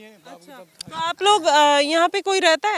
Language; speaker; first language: Hindi; native; Hindi